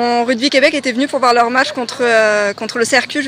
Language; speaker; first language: French; native; French